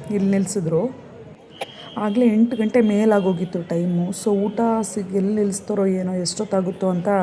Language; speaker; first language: Kannada; non-native, local second language; Lambadi